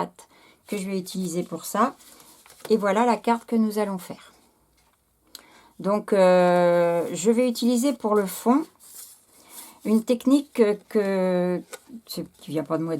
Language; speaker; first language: French; native; French